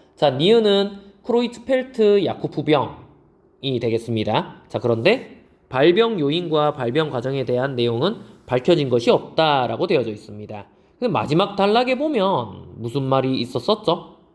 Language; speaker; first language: Korean; native; Korean